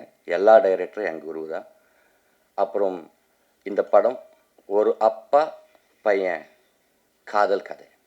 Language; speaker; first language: Tamil; non-native, learner; Telugu